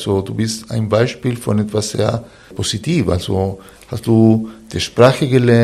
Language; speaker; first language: German; non-native, fluent; Spanish